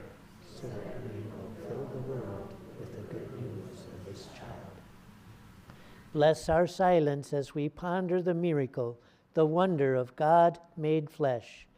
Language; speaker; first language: English; native; English